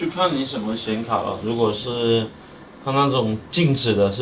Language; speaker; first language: Chinese; native; Chinese